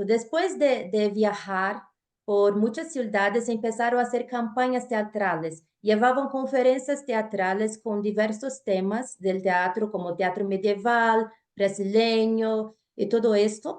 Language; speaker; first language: Spanish; non-native, fluent; Portuguese